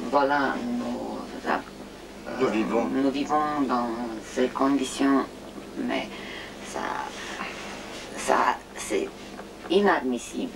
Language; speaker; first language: French; non-native, learner; Romanian